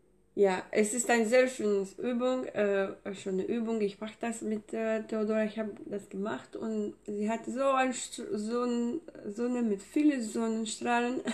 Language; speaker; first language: German; non-native, fluent; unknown